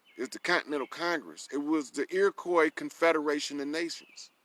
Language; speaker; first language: English; native; English